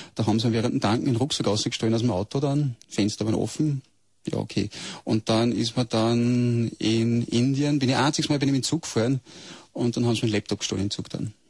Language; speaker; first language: German; native; German